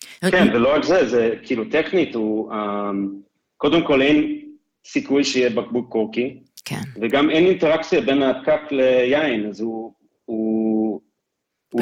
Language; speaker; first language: Hebrew; non-native, fluent; English